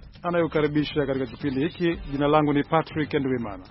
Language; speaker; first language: Swahili; non-native, local second language; Rundi